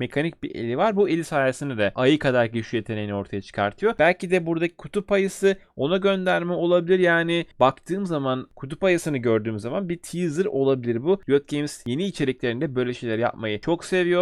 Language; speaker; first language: Turkish; native; Turkish